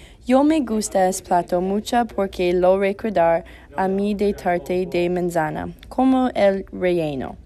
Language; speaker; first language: Spanish; non-native, learner; English